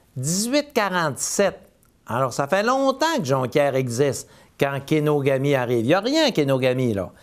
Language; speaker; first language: French; native; French